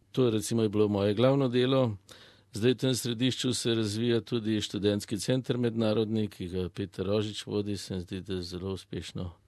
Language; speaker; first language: Slovenian; native; Slovenian